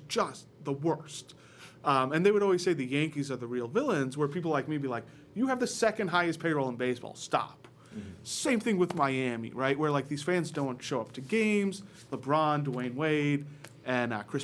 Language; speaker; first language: English; native; English